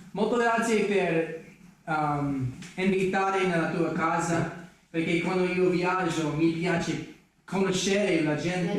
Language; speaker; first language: Italian; non-native, learner; English